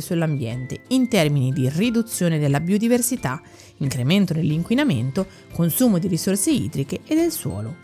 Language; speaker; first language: Italian; native; Italian